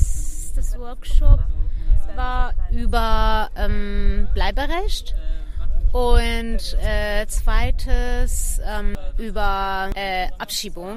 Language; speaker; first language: German; non-native, fluent; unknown